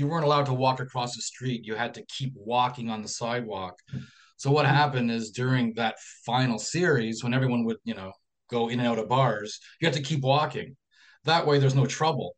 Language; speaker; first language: English; native; English